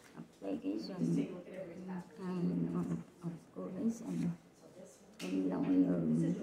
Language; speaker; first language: English; non-native, learner; Vietnamese